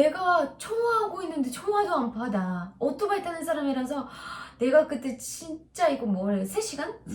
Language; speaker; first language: Korean; non-native, learner; Russian